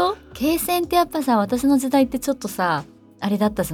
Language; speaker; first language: Japanese; native; Japanese